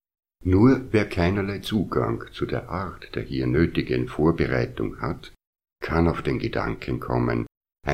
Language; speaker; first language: German; native; German